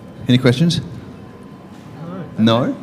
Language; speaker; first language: English; native; English